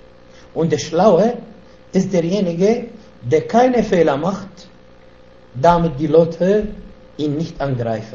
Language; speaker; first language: German; non-native, fluent; Arabic